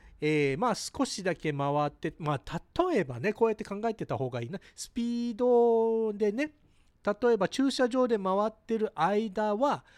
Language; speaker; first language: Japanese; early bilingual, heritage; Japanese